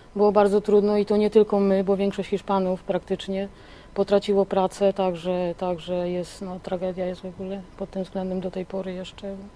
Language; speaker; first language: Polish; native; Polish